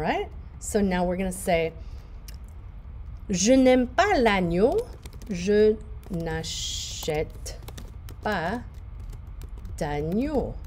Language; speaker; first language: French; non-native, fluent; English